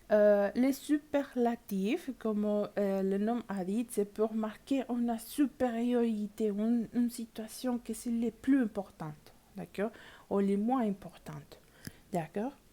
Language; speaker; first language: French; non-native, learner; Spanish